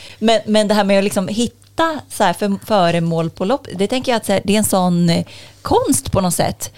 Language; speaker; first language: Swedish; native; Swedish